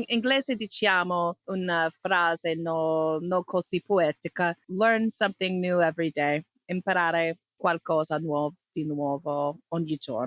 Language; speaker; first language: Italian; non-native, learner; English